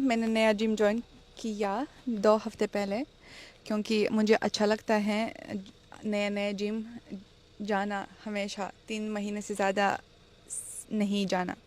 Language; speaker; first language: Hindi; non-native, learner; Russian